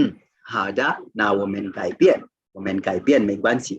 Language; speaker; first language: Chinese; non-native, fluent; Swahili